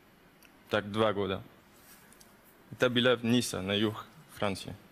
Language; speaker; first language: Russian; early bilingual, heritage; French